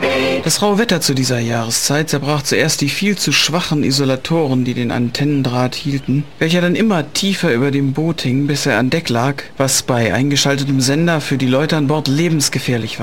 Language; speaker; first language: German; native; German